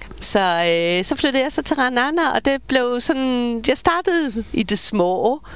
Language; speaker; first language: Danish; native; Danish